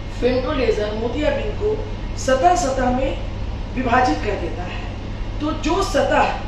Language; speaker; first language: Hindi; native; Hindi